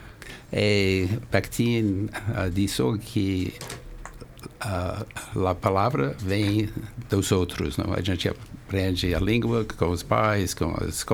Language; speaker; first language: Spanish; non-native, learner; English